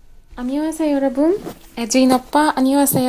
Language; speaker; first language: Korean; non-native, learner; Turkish